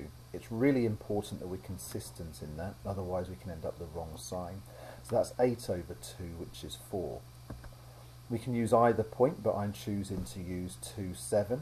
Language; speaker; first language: English; native; English